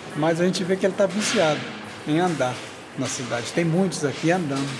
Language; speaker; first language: Portuguese; native; Portuguese